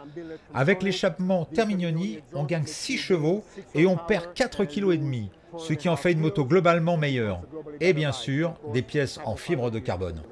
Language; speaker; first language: French; native; French